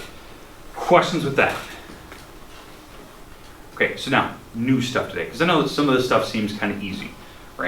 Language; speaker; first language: English; native; English